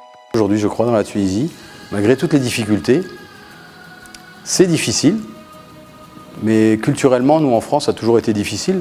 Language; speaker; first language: French; early bilingual, other home language; Arabic